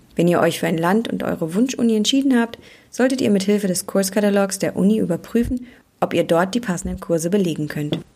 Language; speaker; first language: German; native; German